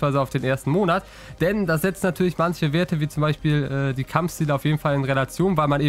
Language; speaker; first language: German; native; German